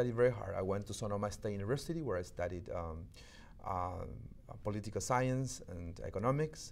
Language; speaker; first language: English; non-native, fluent; Shipibo-Conibo